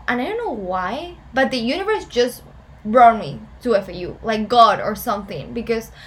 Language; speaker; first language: English; non-native, fluent; Spanish